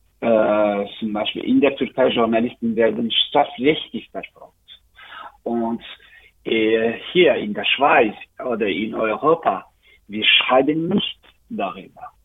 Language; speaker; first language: German; non-native, learner; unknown